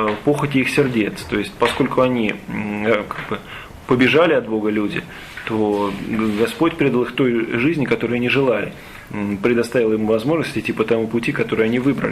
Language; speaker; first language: Russian; native; Russian